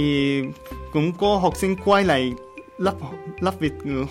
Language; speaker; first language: Vietnamese; non-native, learner; Japanese